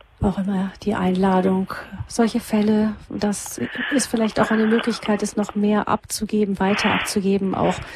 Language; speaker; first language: German; native; German